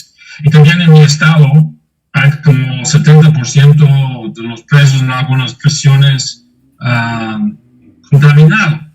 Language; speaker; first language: Spanish; non-native, fluent; English